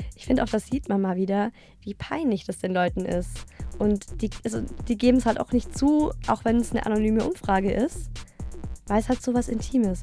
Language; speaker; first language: German; native; German